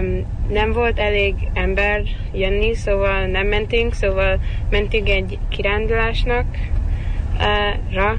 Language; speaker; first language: Hungarian; early bilingual, heritage; Hungarian